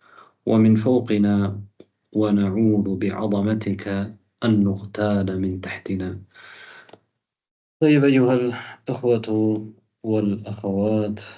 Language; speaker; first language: Arabic; non-native, fluent; Tamil